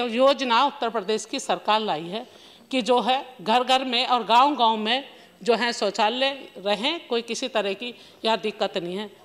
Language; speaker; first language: Hindi; native; Hindi